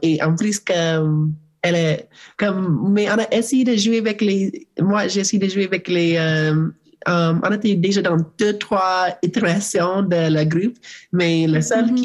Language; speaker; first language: French; non-native, learner; English